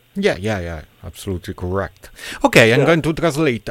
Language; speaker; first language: English; non-native, learner; Italian